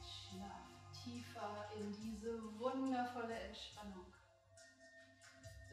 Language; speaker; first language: German; native; German